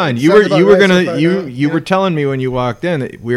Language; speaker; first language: English; native; English